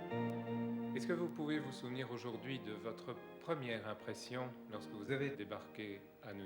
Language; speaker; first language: French; native; French